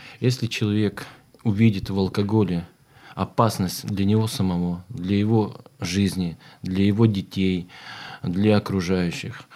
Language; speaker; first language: Russian; native; Russian